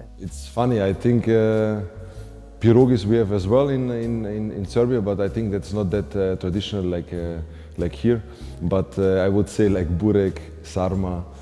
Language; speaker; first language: English; non-native, fluent; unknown